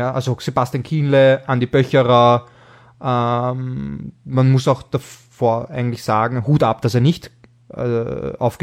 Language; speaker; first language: German; native; German